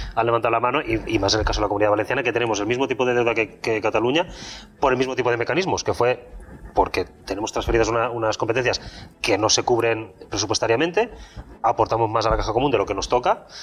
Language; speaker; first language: Spanish; non-native, local second language; Catalan